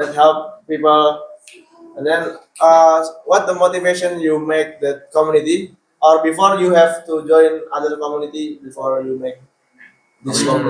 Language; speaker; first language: English; non-native, learner; Indonesian